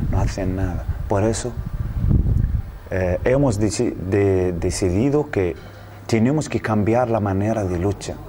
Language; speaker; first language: Spanish; non-native, fluent; Arabic